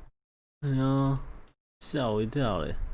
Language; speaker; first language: Chinese; native; Chinese